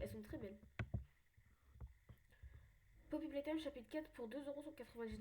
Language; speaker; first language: French; native; French